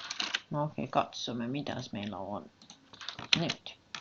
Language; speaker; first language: Finnish; non-native, learner; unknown